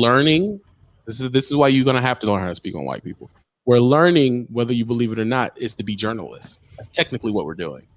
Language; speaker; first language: English; native; English